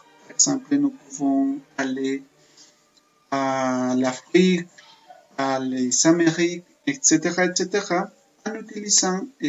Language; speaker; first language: French; non-native, fluent; Spanish